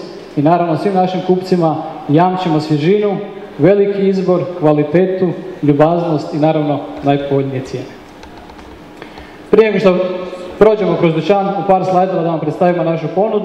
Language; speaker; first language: Croatian; native; Croatian